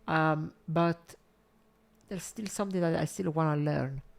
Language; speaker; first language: English; non-native, fluent; Italian